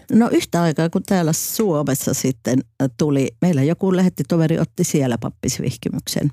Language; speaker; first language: Finnish; native; Finnish